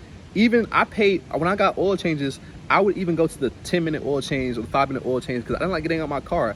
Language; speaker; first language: English; native; English